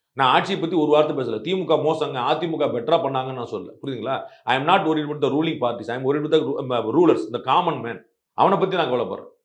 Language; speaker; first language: Tamil; native; Tamil